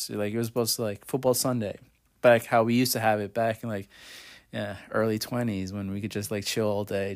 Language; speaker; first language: English; native; English